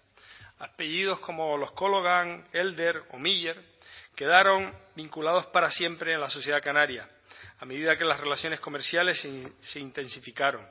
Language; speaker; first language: Spanish; native; Spanish